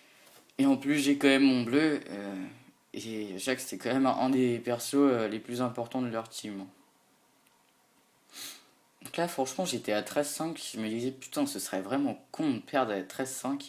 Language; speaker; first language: French; native; French